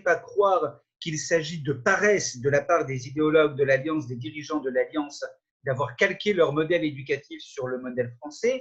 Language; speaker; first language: French; native; French